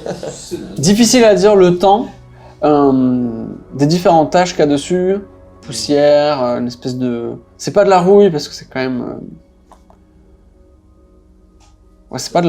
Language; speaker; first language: French; native; French